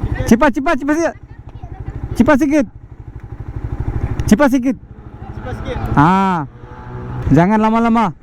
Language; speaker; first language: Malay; non-native, learner; Bangla